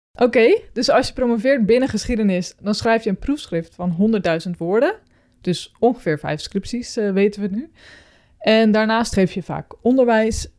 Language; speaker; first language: Dutch; native; Dutch